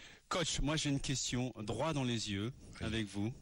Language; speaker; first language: French; native; French